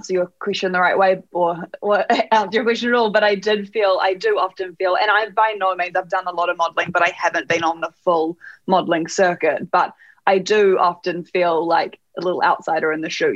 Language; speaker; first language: English; native; English